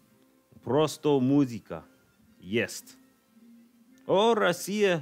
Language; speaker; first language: Russian; non-native, learner; English